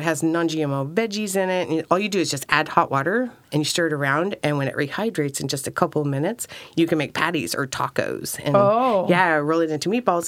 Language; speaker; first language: English; native; English